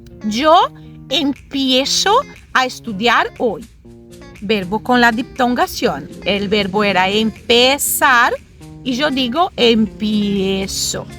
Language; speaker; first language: Spanish; non-native, fluent; Portuguese